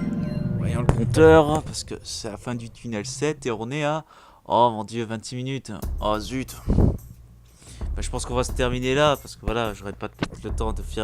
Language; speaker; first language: French; native; French